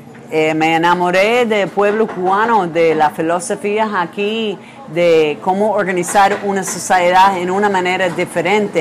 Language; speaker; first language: Spanish; non-native, fluent; English